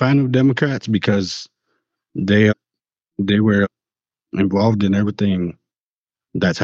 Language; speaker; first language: English; native; English